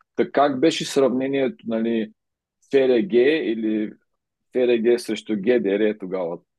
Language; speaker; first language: Bulgarian; native; Bulgarian